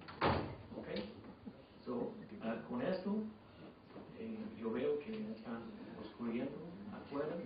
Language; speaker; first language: Spanish; non-native, fluent; English